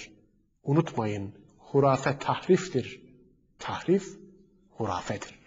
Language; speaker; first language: Turkish; native; Turkish